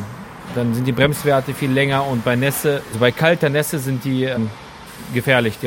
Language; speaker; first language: German; native; German